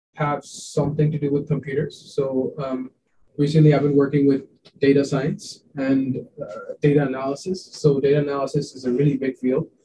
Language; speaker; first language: English; non-native, local second language; Hindi